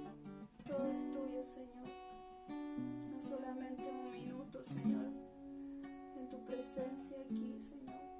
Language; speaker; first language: Spanish; native; Spanish